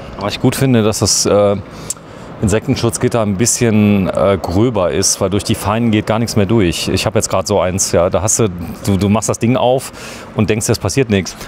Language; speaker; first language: German; native; German